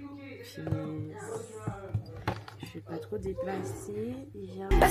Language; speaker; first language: French; native; French